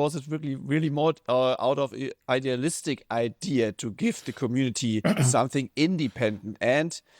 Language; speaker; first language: English; non-native, fluent; German